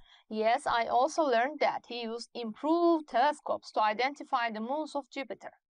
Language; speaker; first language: English; non-native, fluent; Turkish